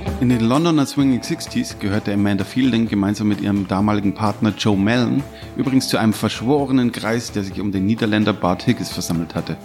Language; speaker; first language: German; native; German